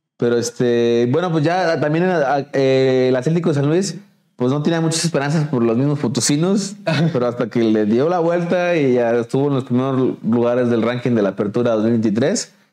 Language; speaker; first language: Spanish; native; Spanish